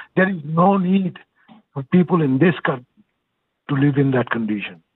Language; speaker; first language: English; non-native, fluent; Bangla